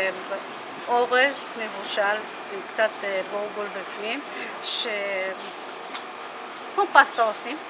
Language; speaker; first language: Hebrew; non-native, local second language; Adyghe